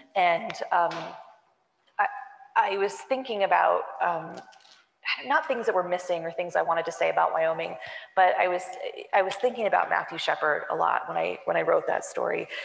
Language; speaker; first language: English; native; English